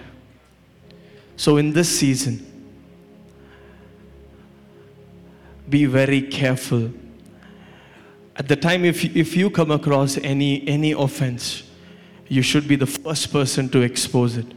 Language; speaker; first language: English; non-native, local second language; Malayalam